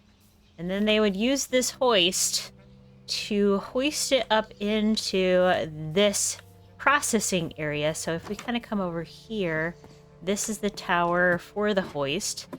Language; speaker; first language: English; native; English